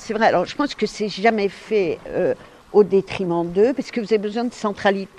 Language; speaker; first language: French; native; French